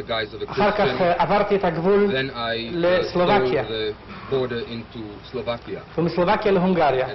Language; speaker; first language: Hebrew; non-native, fluent; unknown